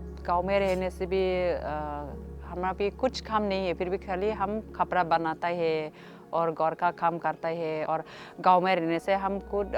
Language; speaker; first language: Hindi; non-native, local second language; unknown